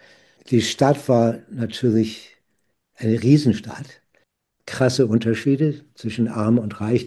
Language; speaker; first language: German; non-native, fluent; English